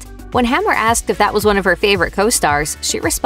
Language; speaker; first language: English; native; English